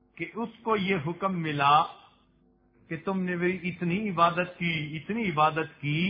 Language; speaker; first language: Urdu; non-native, local second language; Punjabi